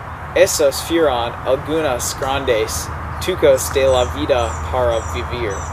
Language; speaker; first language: Spanish; non-native, learner; English